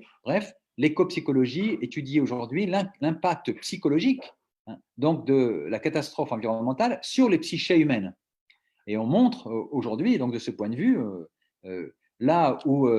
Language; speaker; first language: French; native; French